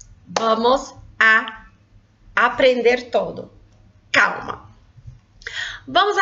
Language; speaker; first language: Spanish; non-native, local second language; Portuguese